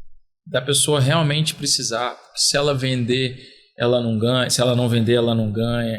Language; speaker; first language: Portuguese; native; Portuguese